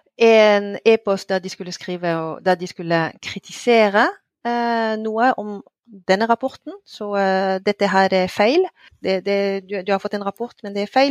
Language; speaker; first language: Norwegian; non-native, fluent; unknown